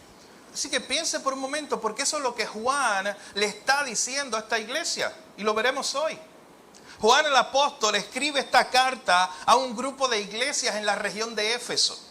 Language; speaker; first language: Spanish; native; Spanish